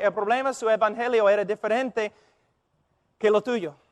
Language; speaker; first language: Spanish; non-native, fluent; English